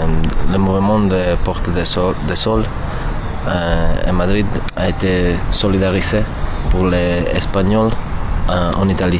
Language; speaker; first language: French; non-native, learner; Italian